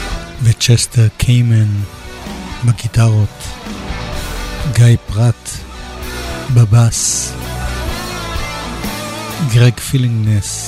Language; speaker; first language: Hebrew; native; Hebrew